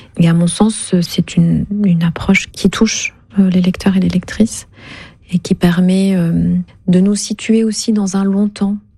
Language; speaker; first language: French; non-native, local second language; Kinyarwanda